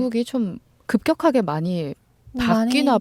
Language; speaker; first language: Korean; native; Korean